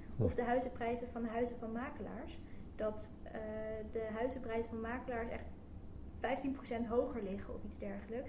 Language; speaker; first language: Dutch; native; Dutch